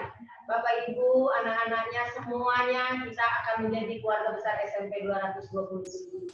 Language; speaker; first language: Indonesian; native; Indonesian